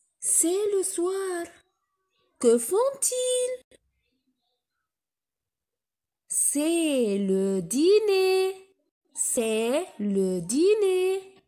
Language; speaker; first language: French; non-native, local second language; Arabic